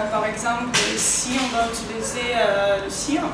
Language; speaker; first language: French; non-native, fluent; Russian